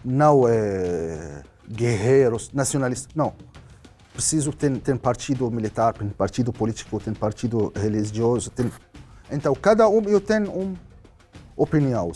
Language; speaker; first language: Portuguese; non-native, learner; Arabic